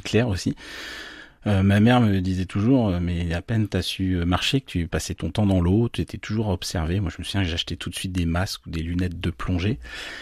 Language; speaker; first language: French; native; French